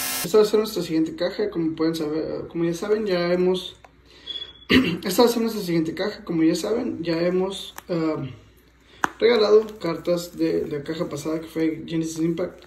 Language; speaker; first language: Spanish; native; Spanish